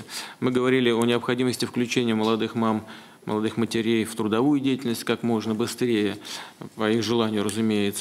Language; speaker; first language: Russian; native; Russian